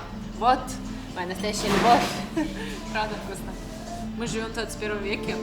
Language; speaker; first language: Russian; native; Russian